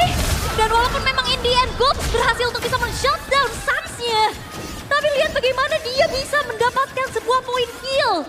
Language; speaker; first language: Indonesian; native; Indonesian